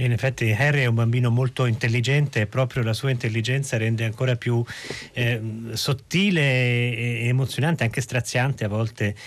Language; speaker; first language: Italian; native; Italian